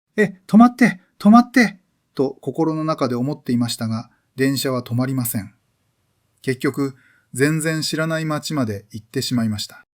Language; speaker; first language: Japanese; non-native, fluent; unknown